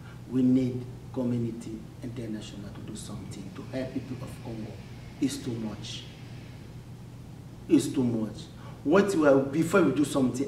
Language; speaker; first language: English; non-native, learner; Lingala